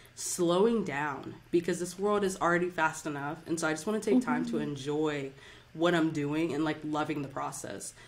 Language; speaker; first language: English; native; English